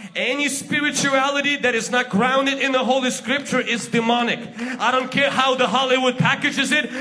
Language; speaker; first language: English; non-native, fluent; Ukrainian